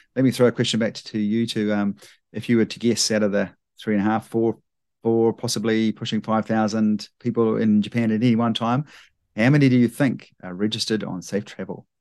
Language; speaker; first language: English; native; English